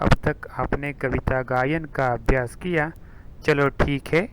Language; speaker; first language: Hindi; non-native, local second language; Kannada